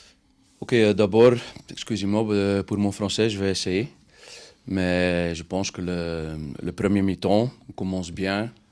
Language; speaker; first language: French; non-native, learner; Dutch